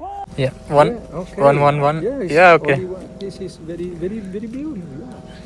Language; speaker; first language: English; non-native, local second language; Malayalam